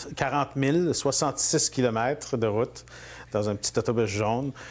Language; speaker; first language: French; native; French